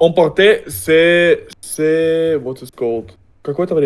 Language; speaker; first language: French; non-native, learner; Russian